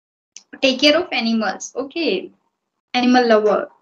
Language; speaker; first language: English; non-native, fluent; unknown